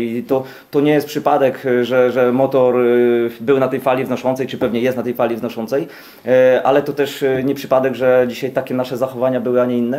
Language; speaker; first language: Polish; native; Polish